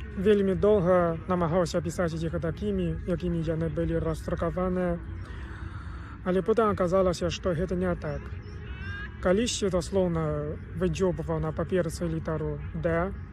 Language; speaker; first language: Belarusian; non-native, learner; Chinese